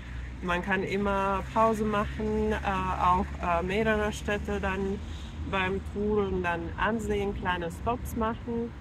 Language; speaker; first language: German; non-native, fluent; Finnish